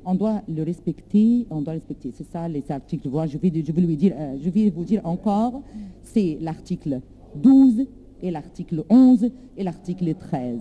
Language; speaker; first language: French; non-native, learner; Arabic